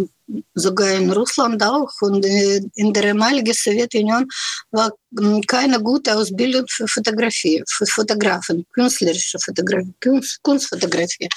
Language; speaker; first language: German; non-native, learner; Russian